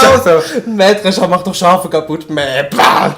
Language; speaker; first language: German; native; German